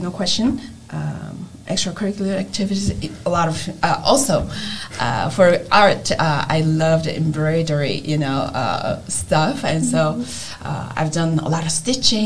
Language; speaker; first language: English; non-native, fluent; Korean